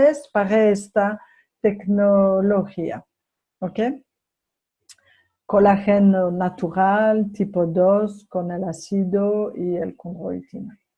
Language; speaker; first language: Spanish; non-native, fluent; French